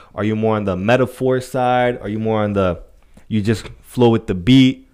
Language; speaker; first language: English; native; English